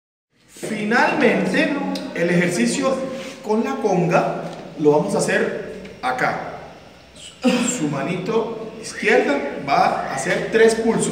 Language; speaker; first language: Spanish; native; Spanish